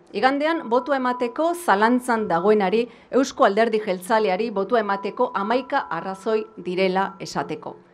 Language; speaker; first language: Basque; non-native, local second language; Spanish